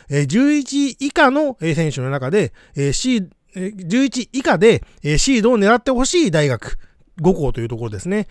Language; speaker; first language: Japanese; native; Japanese